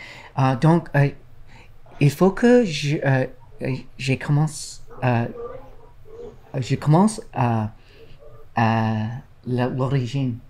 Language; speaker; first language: French; non-native, learner; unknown